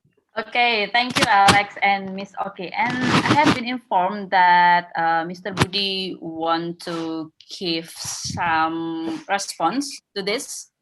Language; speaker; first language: English; non-native, fluent; Indonesian